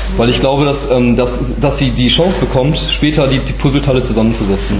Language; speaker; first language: German; native; German